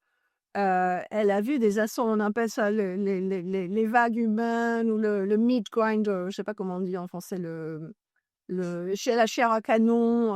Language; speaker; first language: French; non-native, fluent; English